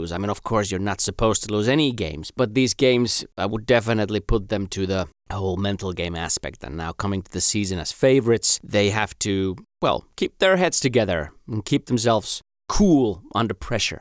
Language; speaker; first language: English; non-native, fluent; Finnish